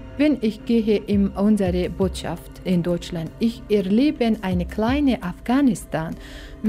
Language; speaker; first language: German; non-native, learner; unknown